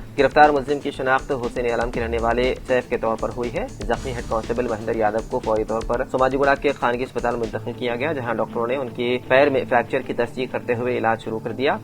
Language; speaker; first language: Urdu; native; Urdu